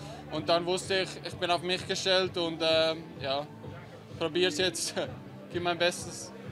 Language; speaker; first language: German; native; German